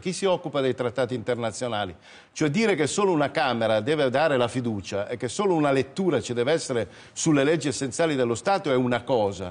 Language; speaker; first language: Italian; native; Italian